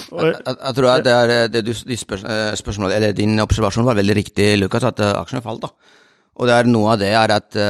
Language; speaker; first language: Norwegian; non-native, fluent; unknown